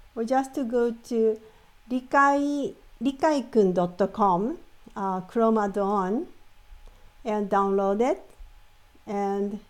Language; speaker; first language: English; non-native, fluent; Japanese